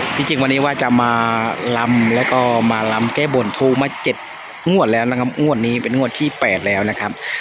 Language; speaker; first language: Thai; native; Thai